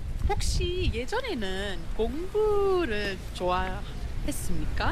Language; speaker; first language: Korean; non-native, learner; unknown